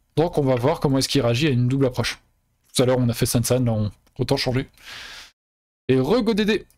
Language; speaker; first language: French; native; French